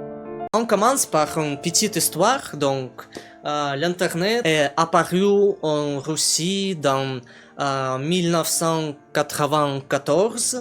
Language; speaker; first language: French; non-native, learner; Russian